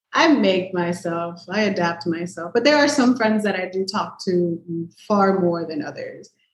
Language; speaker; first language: English; native; English